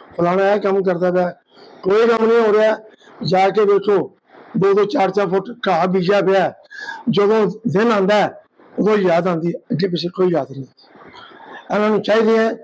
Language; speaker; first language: Punjabi; native; Punjabi